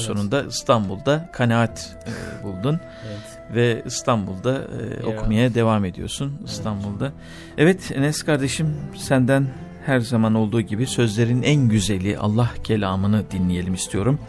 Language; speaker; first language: Turkish; native; Turkish